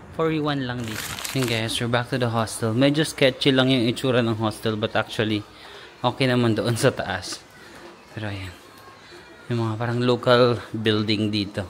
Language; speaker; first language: Filipino; non-native, local second language; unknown